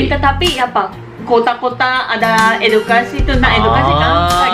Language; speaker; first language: Indonesian; non-native, learner; Japanese